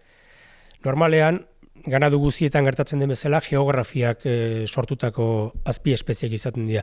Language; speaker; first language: Basque; native; Basque